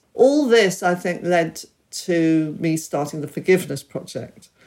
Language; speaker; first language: English; native; English